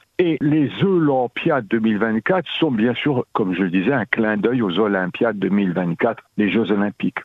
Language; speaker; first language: French; native; French